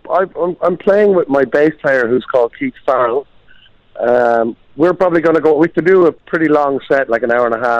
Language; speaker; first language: English; native; English